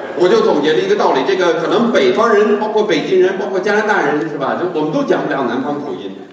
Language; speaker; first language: Chinese; non-native, fluent; English